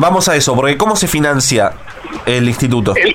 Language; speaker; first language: Spanish; native; Spanish